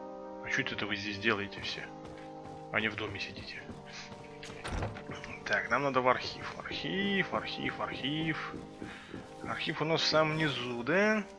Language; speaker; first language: Russian; native; Russian